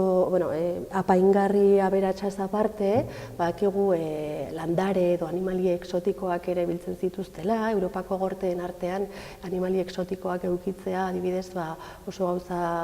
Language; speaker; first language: Basque; non-native, local second language; Spanish